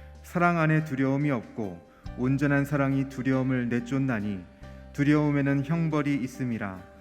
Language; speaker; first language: Korean; native; Korean